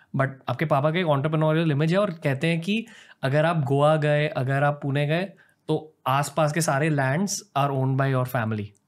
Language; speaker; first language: Hindi; non-native, local second language; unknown